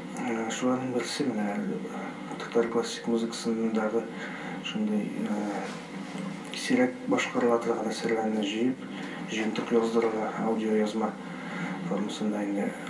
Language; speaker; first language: Tatar; early bilingual, heritage; Tatar